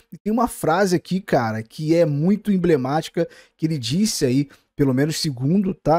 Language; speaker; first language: Portuguese; native; Portuguese